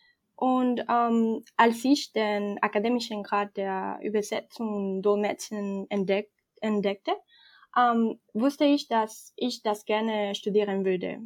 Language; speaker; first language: German; non-native, fluent; Spanish